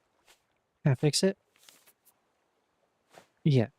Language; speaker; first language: English; native; English